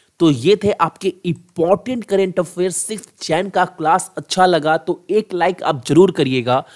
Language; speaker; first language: Hindi; native; Hindi